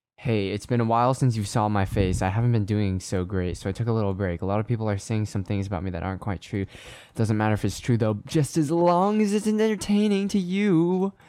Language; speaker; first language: English; native; English